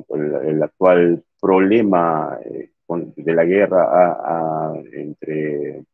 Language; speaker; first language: Spanish; native; Spanish